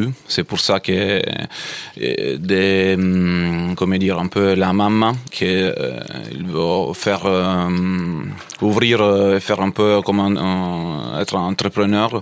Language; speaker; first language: French; non-native, fluent; Italian